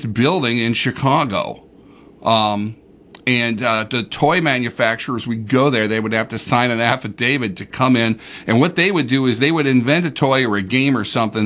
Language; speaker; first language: English; native; English